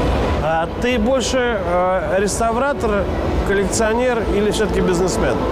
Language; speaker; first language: Russian; native; Russian